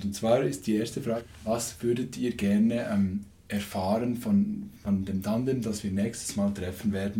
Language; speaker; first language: German; native; German